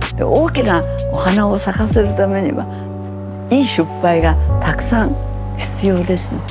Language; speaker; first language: Japanese; native; Japanese